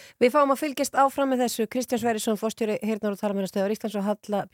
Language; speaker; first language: Icelandic; native; Icelandic